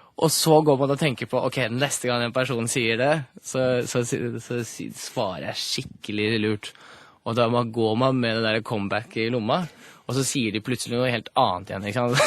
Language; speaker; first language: Norwegian; early bilingual, other home language; Russian